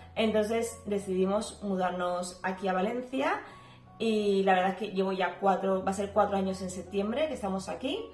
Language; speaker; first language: Spanish; native; Spanish